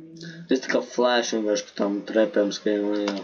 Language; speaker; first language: Latvian; native; Latvian